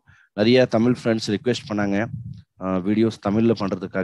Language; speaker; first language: Tamil; non-native, local second language; Hindi